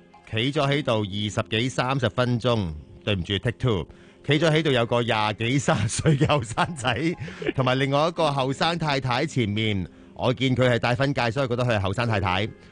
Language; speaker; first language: Cantonese; native; Cantonese